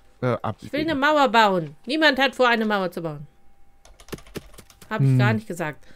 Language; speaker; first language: German; native; German